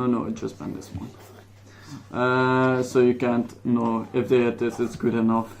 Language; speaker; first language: English; non-native, fluent; Dutch